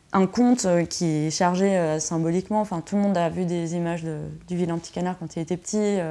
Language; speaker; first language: French; native; French